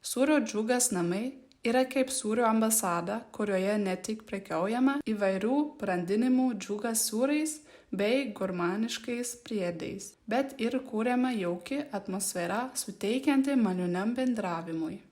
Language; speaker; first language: Lithuanian; non-native, learner; German